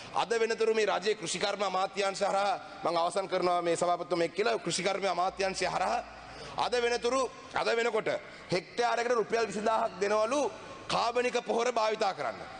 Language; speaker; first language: Sinhala; non-native, local second language; Tamil